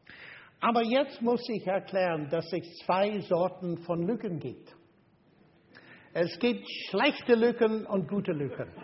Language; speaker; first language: German; non-native, fluent; English